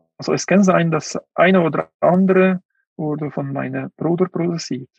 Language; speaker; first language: German; non-native, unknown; Uyghur